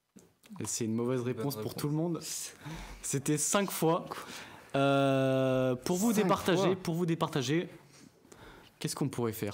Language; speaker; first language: French; native; French